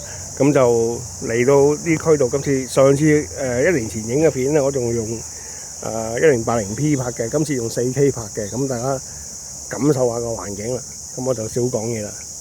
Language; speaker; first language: Chinese; native; Chinese